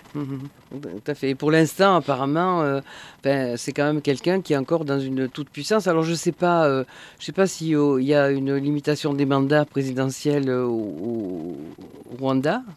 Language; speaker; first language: French; native; French